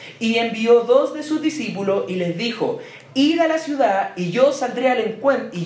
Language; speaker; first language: Spanish; native; Spanish